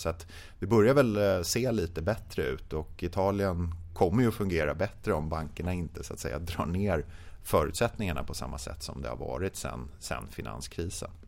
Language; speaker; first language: Swedish; native; Swedish